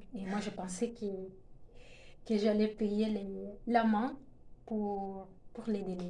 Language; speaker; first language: French; non-native, fluent; Spanish